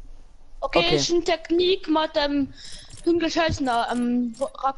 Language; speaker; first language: German; non-native, local second language; Luxembourgish